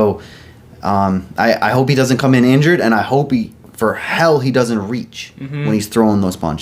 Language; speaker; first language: English; native; English